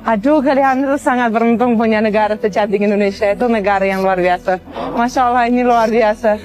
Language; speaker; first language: Indonesian; non-native, fluent; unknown